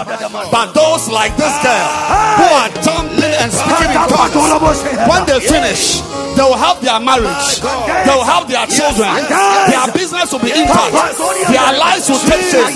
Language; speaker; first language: English; non-native, local second language; Akan